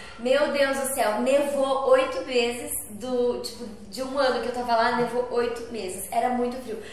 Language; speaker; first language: Portuguese; native; Portuguese